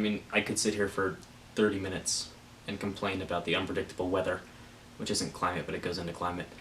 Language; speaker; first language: English; native; English